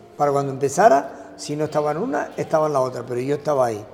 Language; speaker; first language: Spanish; native; Spanish